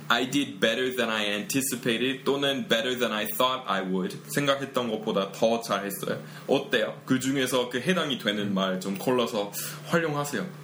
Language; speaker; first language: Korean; non-native, fluent; English